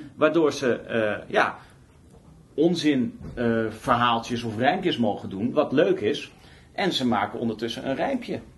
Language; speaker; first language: Dutch; native; Dutch